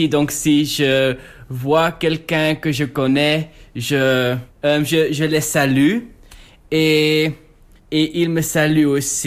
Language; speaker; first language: French; non-native, local second language; Dutch